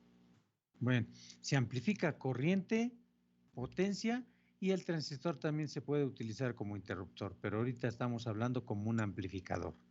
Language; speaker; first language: Spanish; native; Spanish